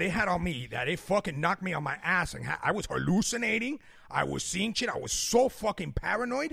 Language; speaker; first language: English; early bilingual, other home language; Spanish